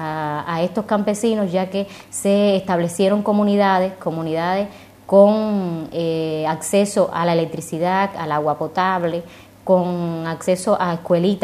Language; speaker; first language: Spanish; native; Spanish